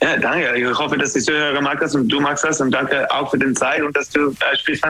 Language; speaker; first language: German; non-native, learner; English